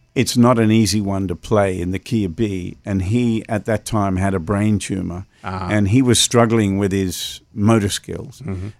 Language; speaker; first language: English; native; English